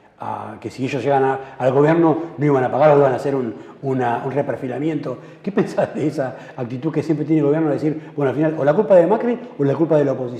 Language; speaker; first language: Spanish; native; Spanish